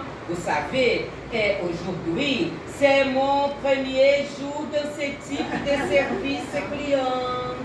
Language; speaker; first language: French; non-native, learner; Portuguese